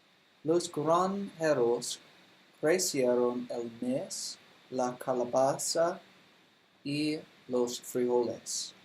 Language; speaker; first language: Spanish; non-native, learner; English